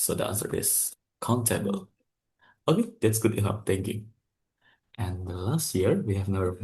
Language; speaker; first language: English; non-native, fluent; Indonesian